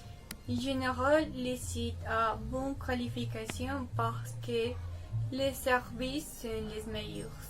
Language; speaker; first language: French; non-native, learner; Spanish